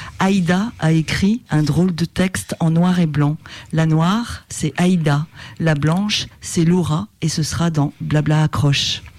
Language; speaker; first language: French; native; French